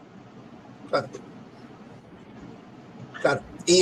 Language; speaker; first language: Spanish; native; Spanish